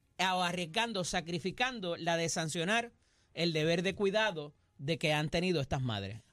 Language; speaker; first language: Spanish; native; Spanish